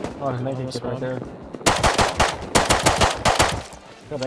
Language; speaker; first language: English; native; English